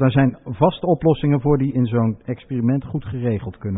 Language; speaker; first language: Dutch; native; Dutch